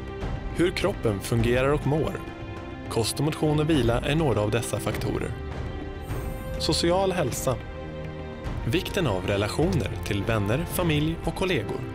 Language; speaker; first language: Swedish; native; Swedish